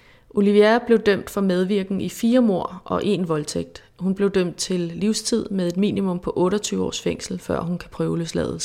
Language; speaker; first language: Danish; native; Danish